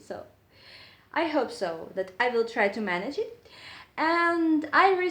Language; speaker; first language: English; non-native, learner; Russian